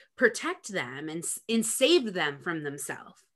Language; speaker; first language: English; native; English